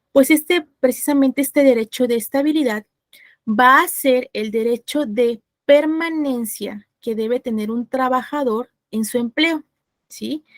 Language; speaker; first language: Spanish; native; Spanish